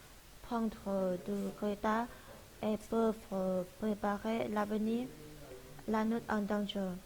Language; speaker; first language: French; non-native, learner; Vietnamese